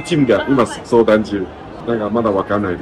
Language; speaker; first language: Japanese; non-native, learner; Chinese